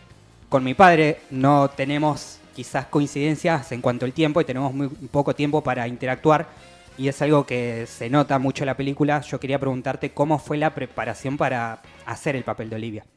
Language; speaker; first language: Spanish; native; Spanish